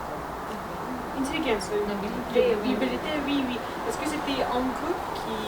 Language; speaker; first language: French; non-native, fluent; Russian